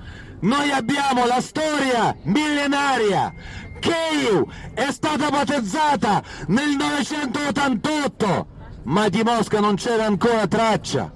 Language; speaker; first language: Italian; non-native, fluent; Ukrainian